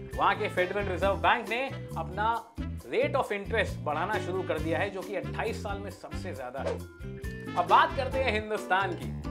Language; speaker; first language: Hindi; native; Hindi